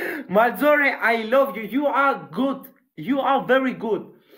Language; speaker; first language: English; non-native, learner; Albanian